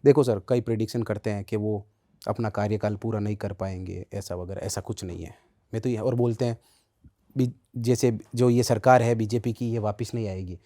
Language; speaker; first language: Hindi; native; Hindi